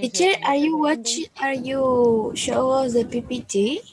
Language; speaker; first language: English; non-native, learner; Spanish